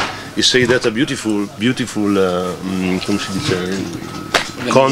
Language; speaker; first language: English; non-native, learner; Italian